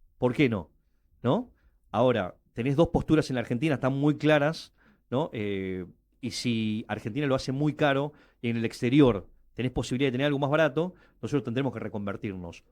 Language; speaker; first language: Spanish; early bilingual, other home language; Chinese